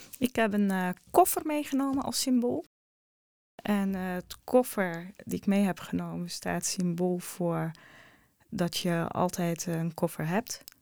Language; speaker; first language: Dutch; early bilingual, other home language; Arabic